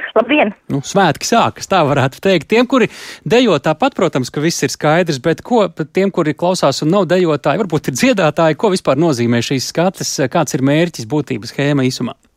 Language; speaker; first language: Latvian; native; Latvian